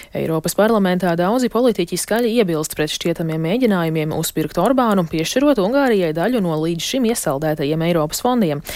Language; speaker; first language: Latvian; native; Latvian